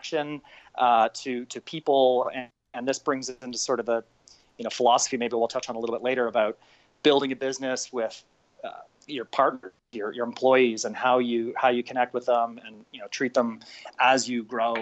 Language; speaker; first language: English; native; English